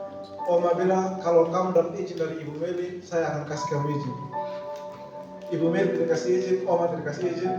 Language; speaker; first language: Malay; non-native, local second language; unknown